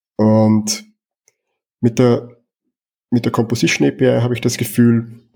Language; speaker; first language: German; native; German